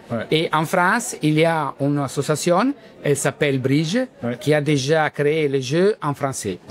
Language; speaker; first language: French; non-native, learner; Italian